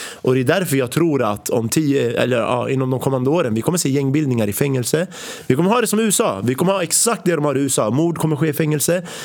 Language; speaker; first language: Swedish; early bilingual, other home language; Arabic